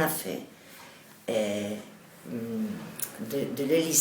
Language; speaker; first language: French; non-native, learner; Catalan